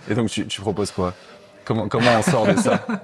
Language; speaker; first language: French; native; French